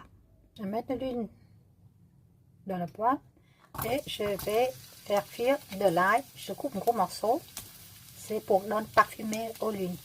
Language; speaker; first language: French; non-native, learner; Vietnamese